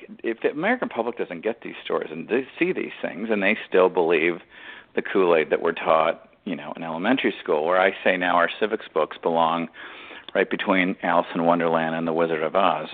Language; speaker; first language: English; native; English